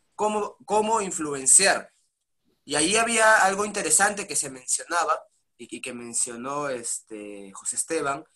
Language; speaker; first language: Spanish; native; Spanish